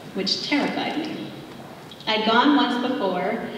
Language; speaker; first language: English; native; English